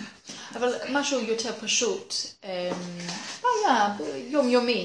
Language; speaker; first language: Hebrew; non-native, learner; English